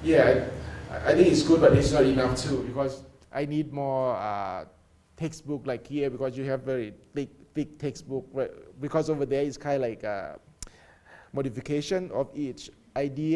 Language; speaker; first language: English; non-native, learner; Thai